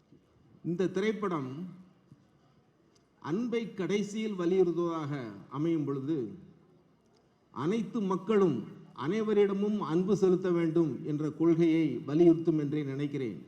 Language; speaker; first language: Tamil; native; Tamil